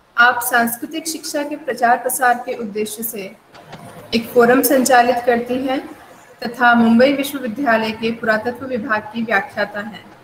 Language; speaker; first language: Hindi; native; Hindi